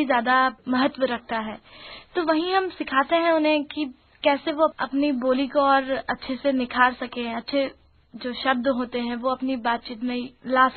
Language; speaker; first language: Hindi; native; Hindi